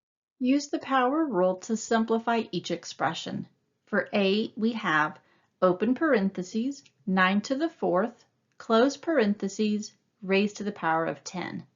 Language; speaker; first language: English; native; English